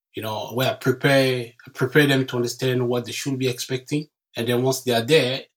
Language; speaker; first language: English; non-native, local second language; French